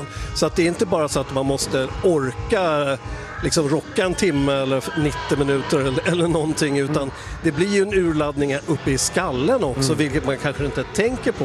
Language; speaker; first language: Swedish; native; Swedish